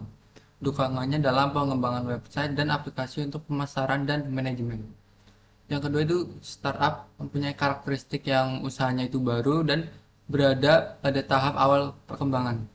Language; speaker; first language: Indonesian; native; Indonesian